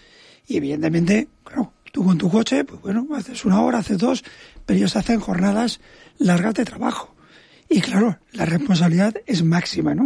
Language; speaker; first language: Spanish; native; Spanish